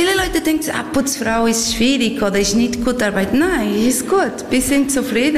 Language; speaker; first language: German; non-native, learner; Portuguese